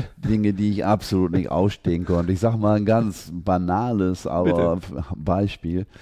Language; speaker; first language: German; native; German